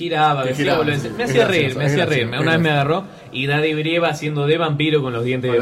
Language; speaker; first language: Spanish; native; Spanish